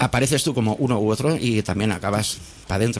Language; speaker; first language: Spanish; native; Spanish